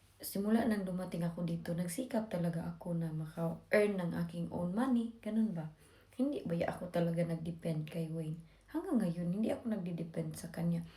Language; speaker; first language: Filipino; non-native, local second language; Cebuano